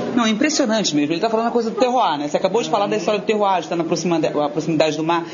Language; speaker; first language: Portuguese; native; Portuguese